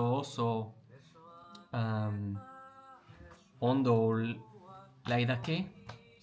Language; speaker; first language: Basque; non-native, learner; English